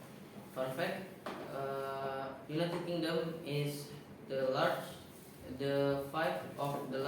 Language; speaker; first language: English; non-native, learner; Indonesian